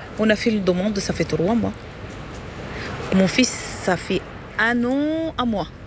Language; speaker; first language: French; non-native, learner; Arabic